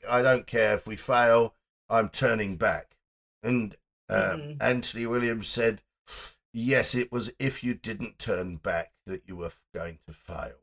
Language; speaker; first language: English; native; English